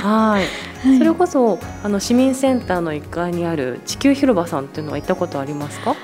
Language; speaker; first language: Japanese; native; Japanese